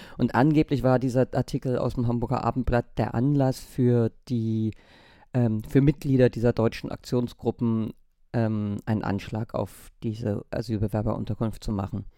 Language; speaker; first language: German; native; German